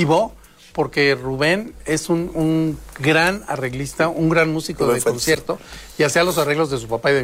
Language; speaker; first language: Spanish; native; Spanish